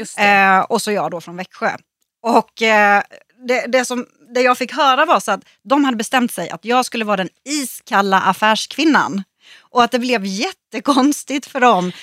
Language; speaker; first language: Swedish; native; Swedish